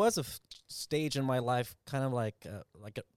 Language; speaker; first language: English; early bilingual, other home language; Vietnamese